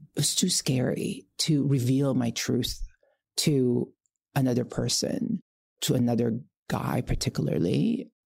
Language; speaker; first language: English; non-native, local second language; Filipino